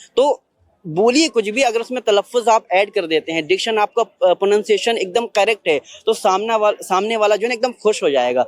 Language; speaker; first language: Urdu; native; Urdu